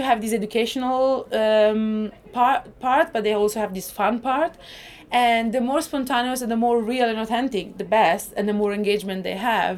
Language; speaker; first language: English; non-native, fluent; Italian